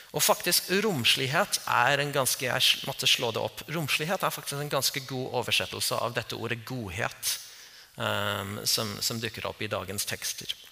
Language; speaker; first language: Norwegian; non-native, fluent; English